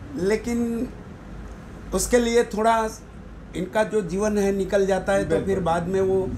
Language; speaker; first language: Hindi; non-native, local second language; Gujarati